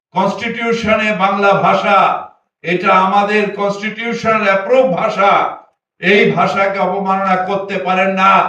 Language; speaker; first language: Bangla; native; Bangla